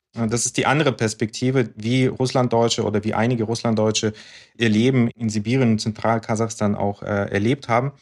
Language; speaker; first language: German; early bilingual, other home language; Russian